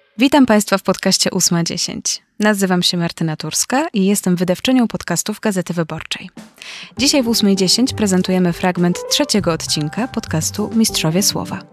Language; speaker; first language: Polish; native; Polish